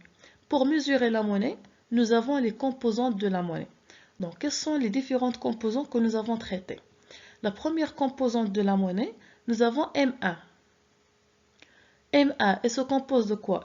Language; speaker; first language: French; non-native, local second language; Arabic